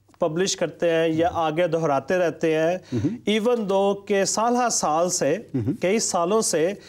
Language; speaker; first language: Urdu; non-native, local second language; Punjabi